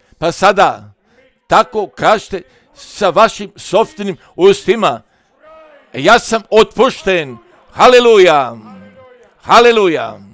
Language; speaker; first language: Croatian; early bilingual, heritage; Croatian